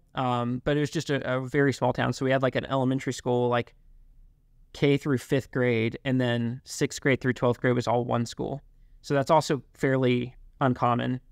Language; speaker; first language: English; native; English